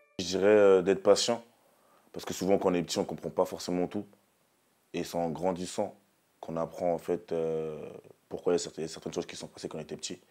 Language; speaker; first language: French; early bilingual, other home language; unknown